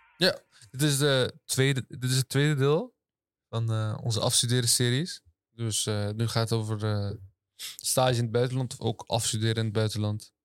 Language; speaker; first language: Dutch; early bilingual, other home language; Turkish